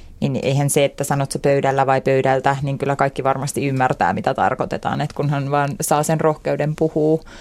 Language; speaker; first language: Finnish; native; Finnish